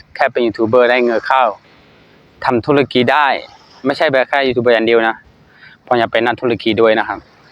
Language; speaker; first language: Thai; non-native, fluent; Burmese